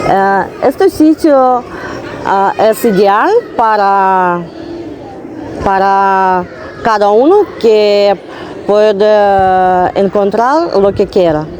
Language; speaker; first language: Spanish; non-native, learner; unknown